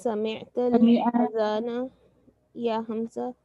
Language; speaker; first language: Arabic; non-native, learner; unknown